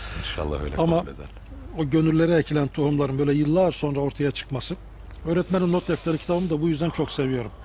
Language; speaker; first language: Turkish; native; Turkish